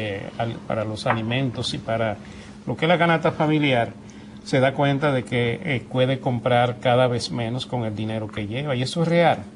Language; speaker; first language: Spanish; native; Spanish